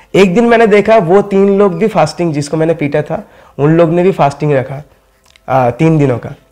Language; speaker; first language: Hindi; non-native, local second language; Bangla